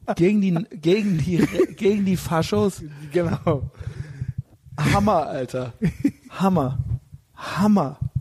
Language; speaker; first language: German; native; German